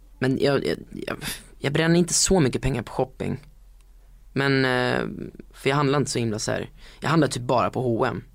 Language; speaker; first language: Swedish; native; Swedish